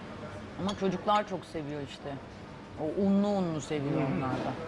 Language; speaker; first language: Turkish; native; Turkish